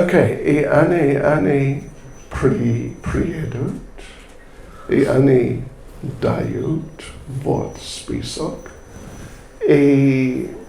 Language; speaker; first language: Russian; non-native, learner; English